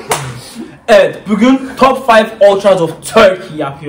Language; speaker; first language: Turkish; non-native, learner; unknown